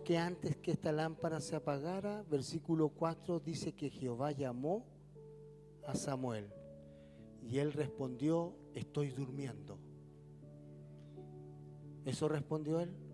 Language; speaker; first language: Spanish; native; Spanish